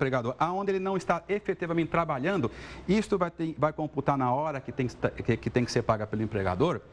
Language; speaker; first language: Portuguese; native; Portuguese